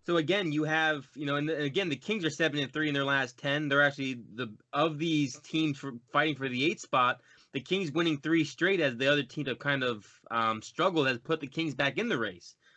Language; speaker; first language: English; native; English